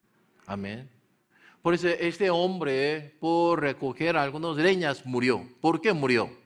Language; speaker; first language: Spanish; non-native, learner; Korean